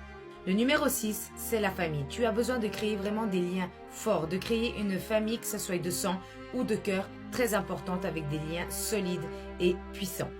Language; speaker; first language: French; native; French